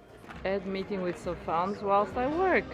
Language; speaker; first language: English; non-native, fluent; French